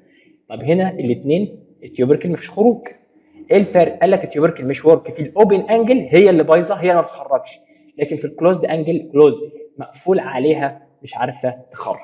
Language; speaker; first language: Arabic; native; Arabic